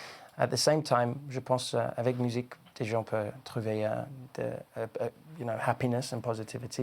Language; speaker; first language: French; non-native, learner; English